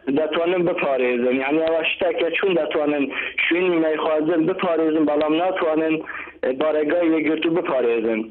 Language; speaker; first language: Central Kurdish; non-native, local second language; Kurdish